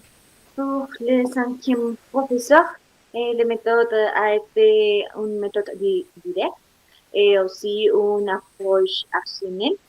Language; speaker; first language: French; non-native, learner; Spanish